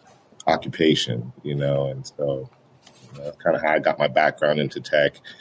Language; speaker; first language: English; native; English